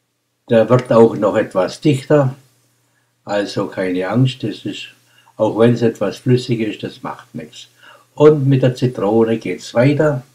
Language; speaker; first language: German; native; German